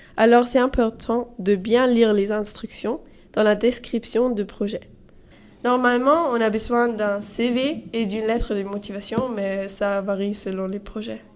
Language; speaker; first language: French; non-native, learner; German